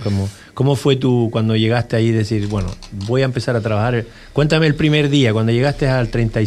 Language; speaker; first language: Spanish; native; Spanish